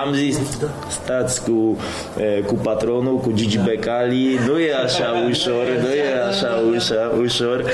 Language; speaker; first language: Romanian; non-native, fluent; Polish